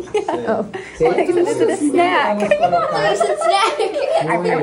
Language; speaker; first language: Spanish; non-native, learner; English